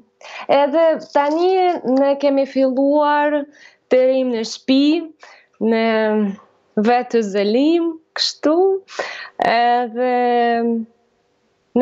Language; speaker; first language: Albanian; non-native, learner; Russian